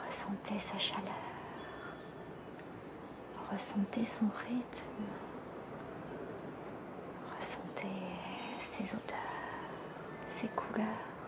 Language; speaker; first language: French; native; French